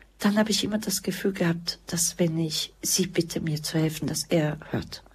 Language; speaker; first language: German; early bilingual, other home language; Croatian